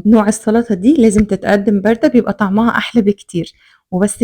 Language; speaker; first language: Arabic; native; Arabic